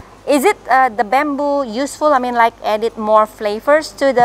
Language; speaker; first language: English; non-native, fluent; Indonesian